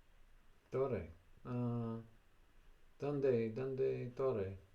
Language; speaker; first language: Spanish; non-native, learner; English